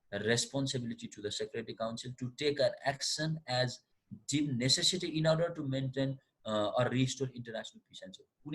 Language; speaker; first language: English; non-native, local second language; Nepali